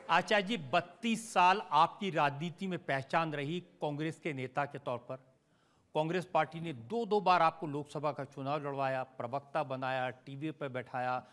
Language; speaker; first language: Hindi; native; Hindi